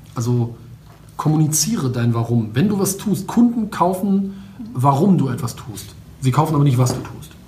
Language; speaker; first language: German; native; German